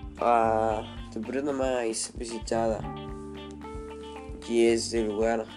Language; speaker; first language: Portuguese; non-native, learner; Spanish